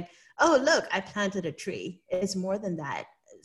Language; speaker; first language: English; non-native, local second language; Cantonese